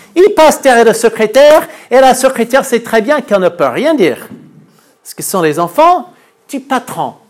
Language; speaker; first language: French; non-native, fluent; English